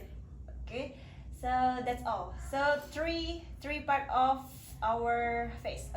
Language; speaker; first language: English; non-native, learner; Indonesian